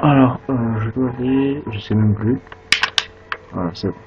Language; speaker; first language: French; native; French